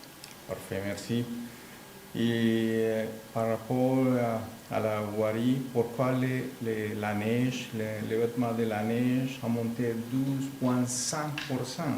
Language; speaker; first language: French; non-native, fluent; Spanish